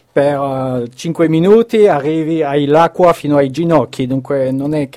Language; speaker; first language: Italian; non-native, fluent; French